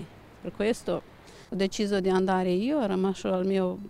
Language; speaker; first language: Italian; non-native, learner; Romanian